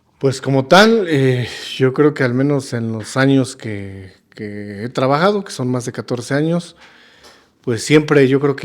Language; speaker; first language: Spanish; native; Spanish